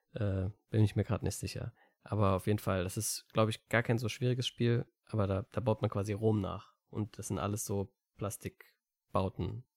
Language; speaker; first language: German; native; German